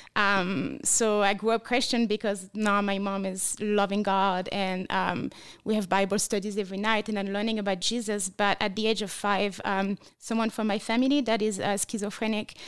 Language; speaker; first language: English; non-native, fluent; French